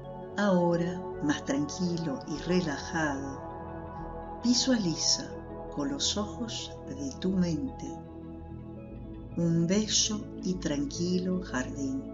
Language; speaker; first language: Spanish; non-native, fluent; Portuguese